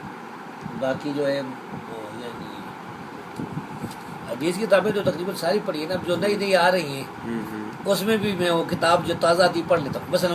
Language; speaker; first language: Urdu; non-native, local second language; Pashto